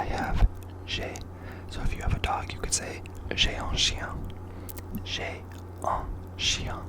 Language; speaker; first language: French; non-native, learner; English